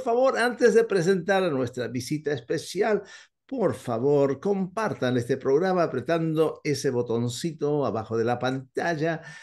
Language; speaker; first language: Spanish; non-native, fluent; English